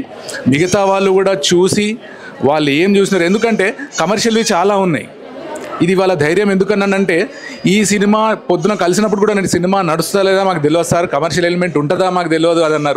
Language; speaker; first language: Telugu; native; Telugu